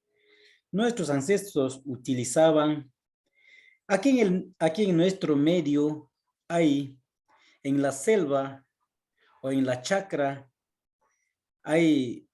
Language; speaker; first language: Spanish; non-native, local second language; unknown